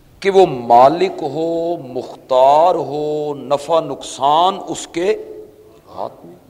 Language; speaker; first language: Urdu; non-native, local second language; Punjabi